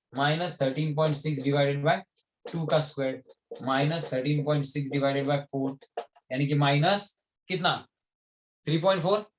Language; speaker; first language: Hindi; non-native, local second language; Marathi